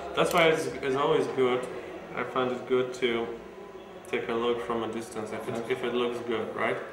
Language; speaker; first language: English; non-native, fluent; Polish